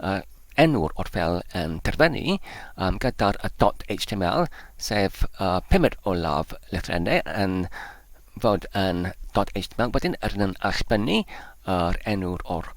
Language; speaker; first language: Welsh; non-native, learner; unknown